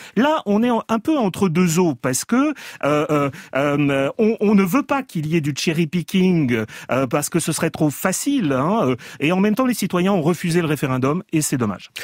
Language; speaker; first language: French; native; French